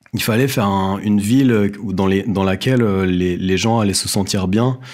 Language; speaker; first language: French; native; French